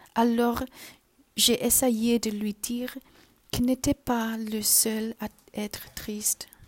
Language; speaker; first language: French; non-native, learner; Chinese